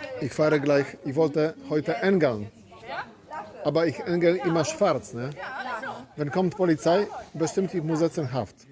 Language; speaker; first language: German; non-native, learner; Polish